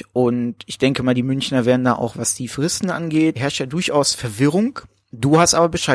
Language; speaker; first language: German; native; German